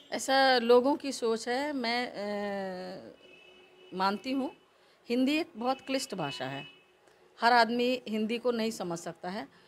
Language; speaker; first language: Hindi; native; Hindi